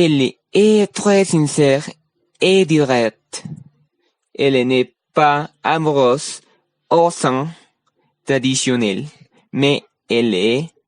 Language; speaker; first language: French; non-native, learner; Spanish